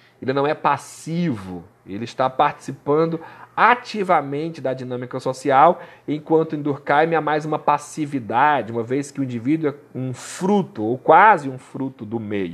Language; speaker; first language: Portuguese; native; Portuguese